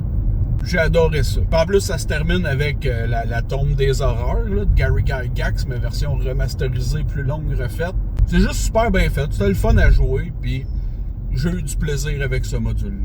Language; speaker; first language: French; native; French